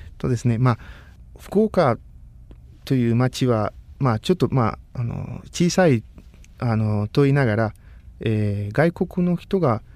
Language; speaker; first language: Japanese; non-native, fluent; Spanish